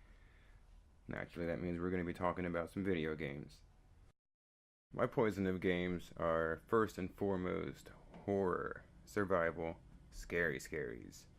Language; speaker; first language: English; native; English